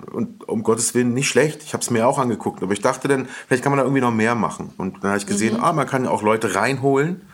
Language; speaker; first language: German; native; German